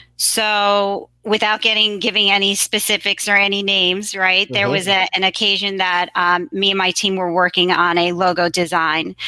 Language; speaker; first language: English; native; English